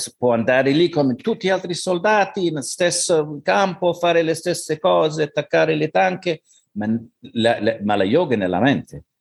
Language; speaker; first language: Italian; non-native, learner; English